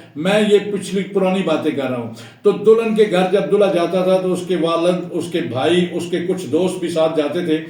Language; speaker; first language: Urdu; non-native, local second language; Punjabi